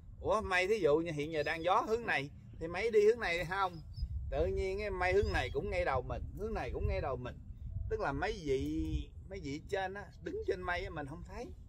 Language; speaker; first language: Vietnamese; early bilingual, heritage; Vietnamese